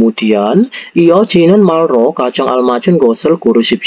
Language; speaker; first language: Korean; non-native, fluent; Indonesian